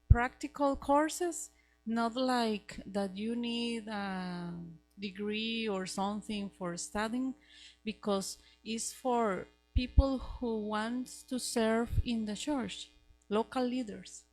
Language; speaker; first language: English; non-native, learner; Spanish